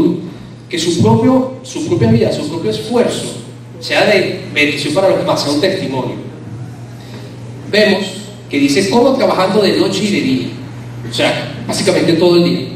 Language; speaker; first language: Spanish; native; Spanish